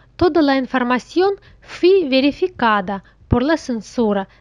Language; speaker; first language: Spanish; non-native, learner; Russian